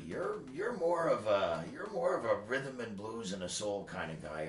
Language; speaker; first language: English; native; English